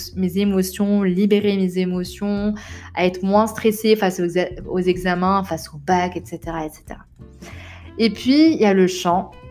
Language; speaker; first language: French; non-native, local second language; Arabic